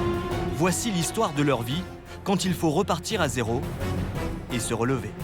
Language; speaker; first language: French; native; French